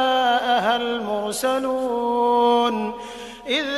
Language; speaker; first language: Arabic; native; Arabic